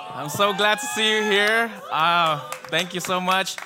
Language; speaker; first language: English; early bilingual, other home language; Vietnamese